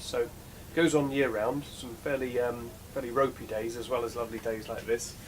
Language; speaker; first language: English; native; English